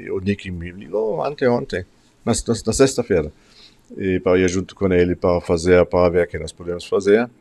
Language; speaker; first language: Portuguese; non-native, fluent; German